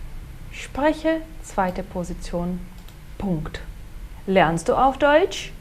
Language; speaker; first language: German; non-native, fluent; Portuguese